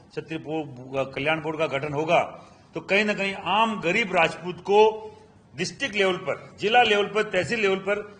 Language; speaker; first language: Hindi; non-native, local second language; Rajasthani